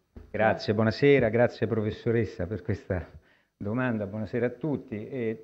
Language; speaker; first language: Italian; native; Italian